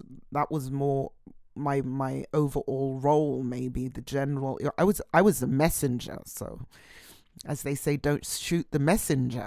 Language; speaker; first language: English; native; English